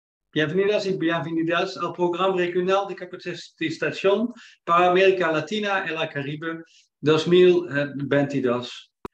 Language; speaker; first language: Spanish; non-native, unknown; Dutch